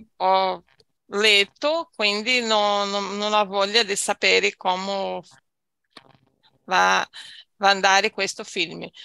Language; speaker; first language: Italian; non-native, learner; Spanish